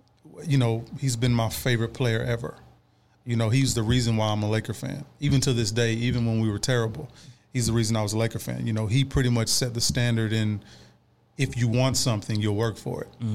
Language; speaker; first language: English; native; English